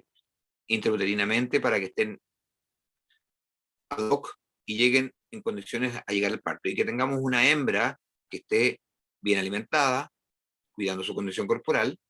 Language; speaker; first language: Spanish; native; Spanish